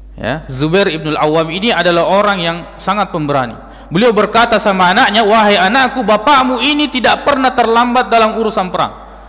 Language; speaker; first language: Malay; native; Malay